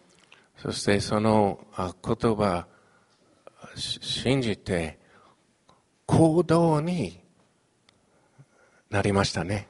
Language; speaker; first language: Japanese; non-native, fluent; Chinese